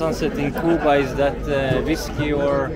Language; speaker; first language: English; non-native, fluent; Swedish